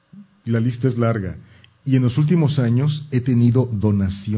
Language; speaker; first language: Spanish; native; Spanish